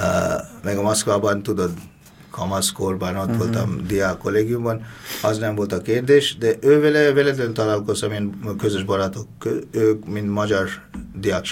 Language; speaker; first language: Hungarian; non-native, fluent; Bangla